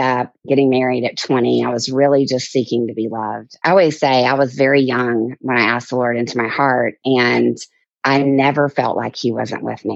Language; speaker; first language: English; native; English